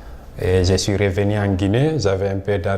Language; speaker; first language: French; non-native, local second language; Fula